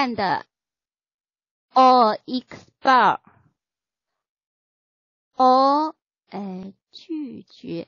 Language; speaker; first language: English; non-native, learner; Chinese